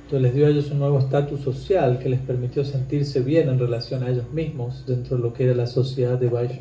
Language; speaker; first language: Spanish; native; Spanish